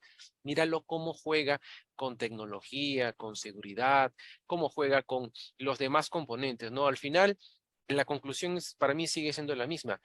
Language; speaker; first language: Spanish; native; Spanish